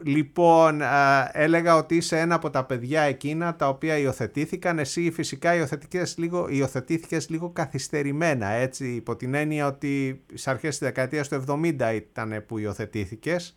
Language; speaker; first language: Greek; native; Greek